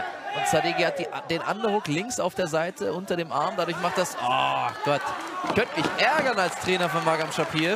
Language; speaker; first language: German; native; German